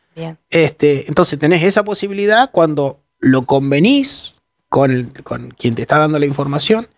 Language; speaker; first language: Spanish; native; Spanish